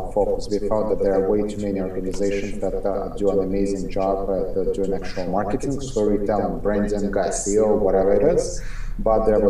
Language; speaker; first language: English; non-native, fluent; Ukrainian